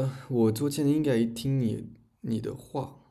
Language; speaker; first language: Chinese; non-native, learner; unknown